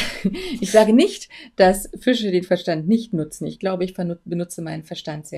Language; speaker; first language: German; native; German